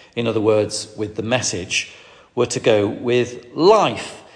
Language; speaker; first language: English; native; English